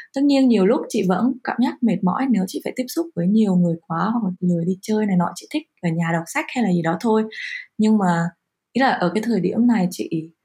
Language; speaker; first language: Vietnamese; early bilingual, heritage; Vietnamese